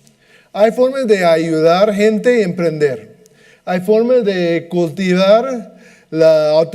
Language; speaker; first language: Spanish; non-native, fluent; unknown